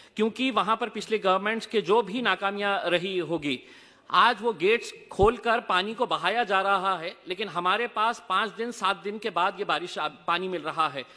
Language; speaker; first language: Hindi; non-native, local second language; Urdu